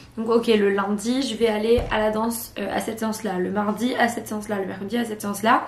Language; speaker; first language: French; native; French